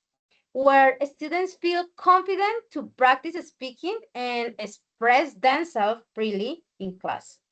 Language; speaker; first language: English; non-native, learner; Spanish